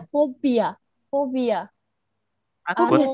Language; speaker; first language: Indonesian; non-native, fluent; Japanese